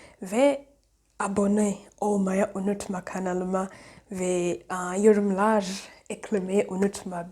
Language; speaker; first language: Turkish; non-native, fluent; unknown